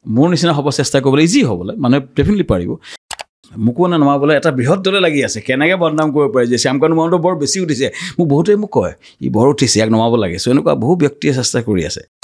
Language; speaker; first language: Assamese; native; Assamese